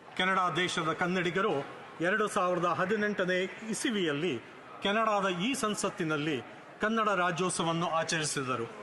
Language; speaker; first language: Kannada; native; Kannada